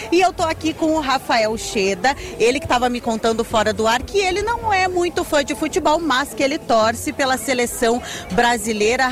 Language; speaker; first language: Portuguese; native; Portuguese